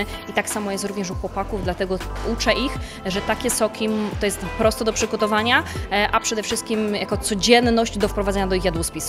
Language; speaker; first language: Polish; native; Polish